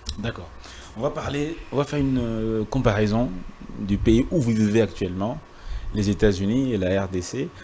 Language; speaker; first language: French; non-native, local second language; Lingala